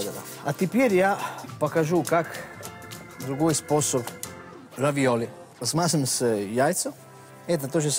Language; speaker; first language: Russian; non-native, fluent; Italian